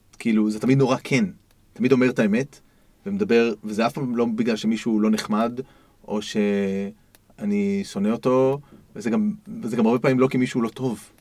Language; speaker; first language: Hebrew; native; Hebrew